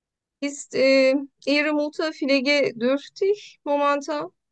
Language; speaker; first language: German; non-native, learner; Turkish